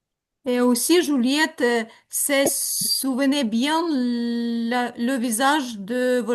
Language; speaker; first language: French; non-native, learner; Ukrainian